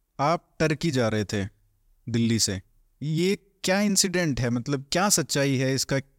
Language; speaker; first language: Hindi; native; Hindi